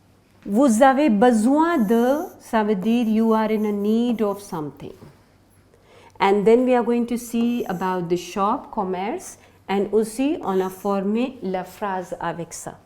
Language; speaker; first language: French; non-native, fluent; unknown